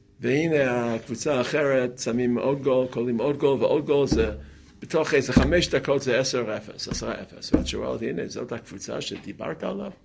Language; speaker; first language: Hebrew; non-native, fluent; English